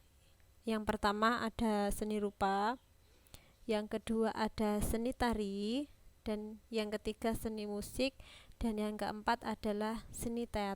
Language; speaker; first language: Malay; non-native, local second language; Javanese